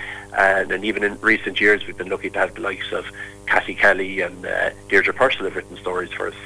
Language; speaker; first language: English; native; English